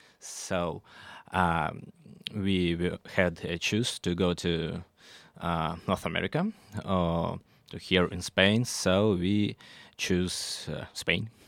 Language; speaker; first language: English; non-native, learner; Russian